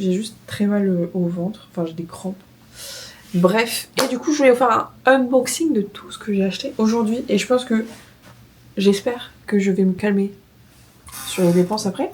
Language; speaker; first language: French; native; French